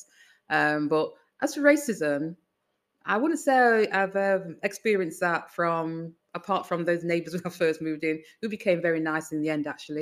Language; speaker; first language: English; native; English